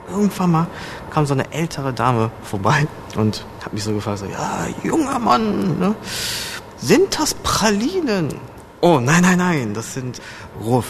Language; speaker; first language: German; early bilingual, other home language; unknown